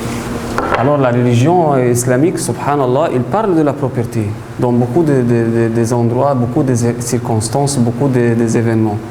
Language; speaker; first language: French; non-native, fluent; Arabic